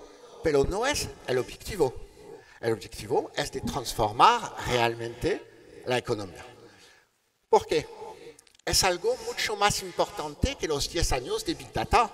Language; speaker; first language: Spanish; non-native, learner; French